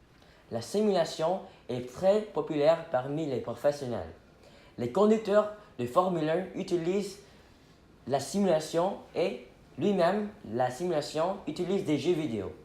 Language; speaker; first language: French; non-native, fluent; English